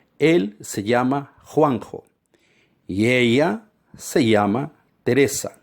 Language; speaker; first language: Spanish; non-native, fluent; Portuguese